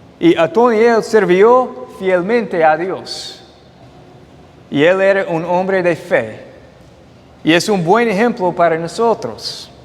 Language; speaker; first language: Spanish; non-native, fluent; English